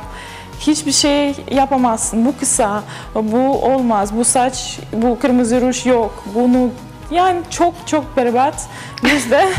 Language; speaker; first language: Turkish; non-native, learner; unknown